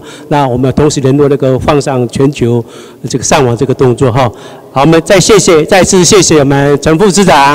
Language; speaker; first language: Chinese; native; Chinese